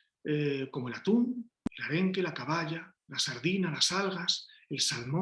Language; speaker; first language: Spanish; native; Spanish